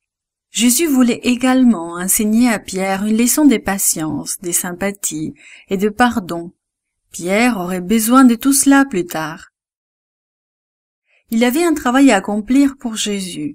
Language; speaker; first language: French; native; French